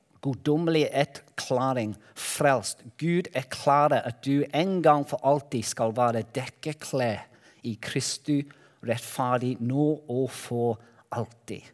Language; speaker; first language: Norwegian; non-native, learner; Welsh